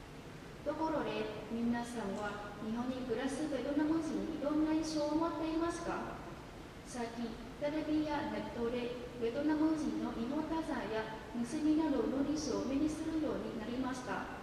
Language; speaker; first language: Japanese; non-native, fluent; Vietnamese